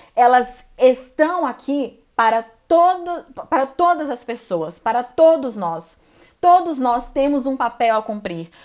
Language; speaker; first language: Portuguese; native; Portuguese